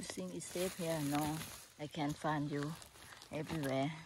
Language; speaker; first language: English; non-native, learner; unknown